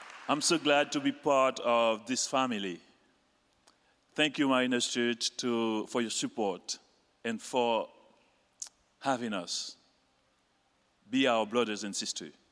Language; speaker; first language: English; non-native, fluent; Haitian Creole